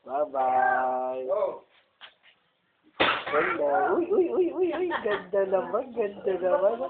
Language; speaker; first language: Filipino; native; Filipino